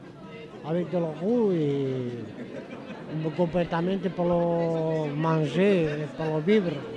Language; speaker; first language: French; non-native, learner; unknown